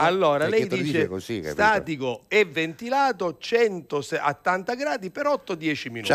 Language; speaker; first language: Italian; native; Italian